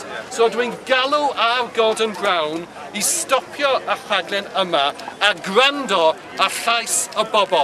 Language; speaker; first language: Welsh; non-native, local second language; English